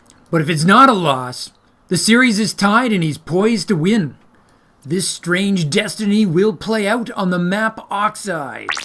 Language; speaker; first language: English; native; English